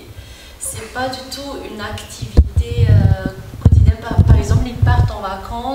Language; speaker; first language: French; non-native, local second language; Malagasy